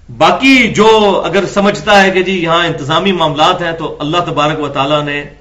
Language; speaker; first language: Urdu; non-native, local second language; Punjabi